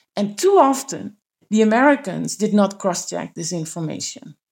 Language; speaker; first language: English; non-native, fluent; Dutch